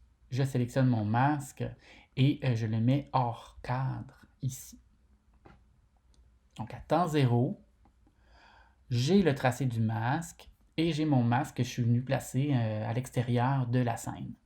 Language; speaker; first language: French; native; French